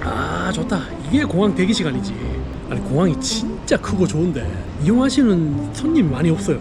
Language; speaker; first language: Korean; native; Korean